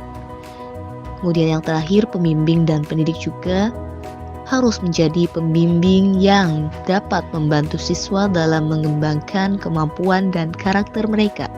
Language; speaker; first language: Indonesian; native; Indonesian